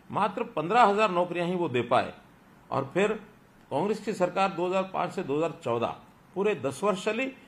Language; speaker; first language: Hindi; native; Hindi